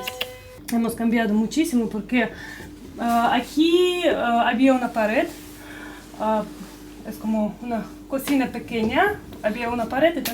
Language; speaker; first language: Spanish; non-native, fluent; Russian